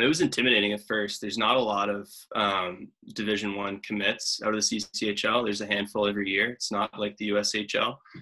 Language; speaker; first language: English; native; English